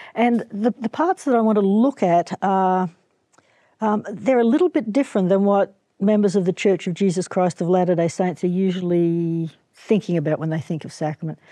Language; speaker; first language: English; native; English